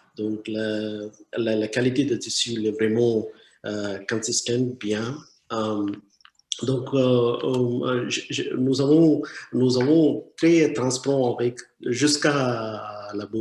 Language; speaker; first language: French; non-native, learner; Tamil